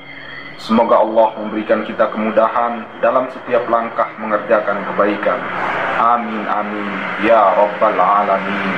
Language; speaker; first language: Indonesian; native; Indonesian